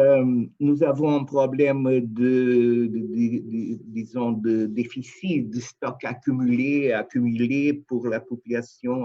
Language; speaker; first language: French; non-native, fluent; Portuguese